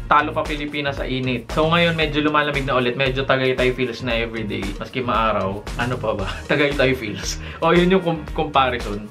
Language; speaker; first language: Filipino; native; Filipino